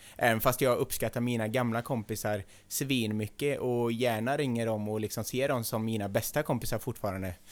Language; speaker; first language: Swedish; native; Swedish